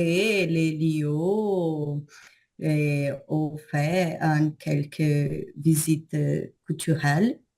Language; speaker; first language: French; non-native, learner; Portuguese